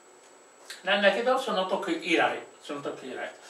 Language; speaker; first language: Japanese; non-native, fluent; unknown